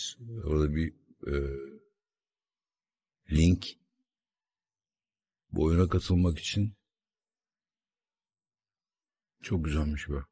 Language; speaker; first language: Turkish; native; Turkish